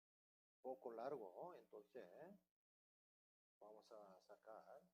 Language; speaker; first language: Spanish; non-native, fluent; Korean